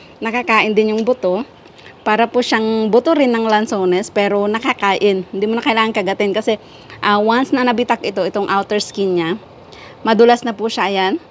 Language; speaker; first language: Filipino; non-native, local second language; Iloko